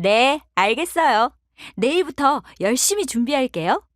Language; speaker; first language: Korean; non-native, learner; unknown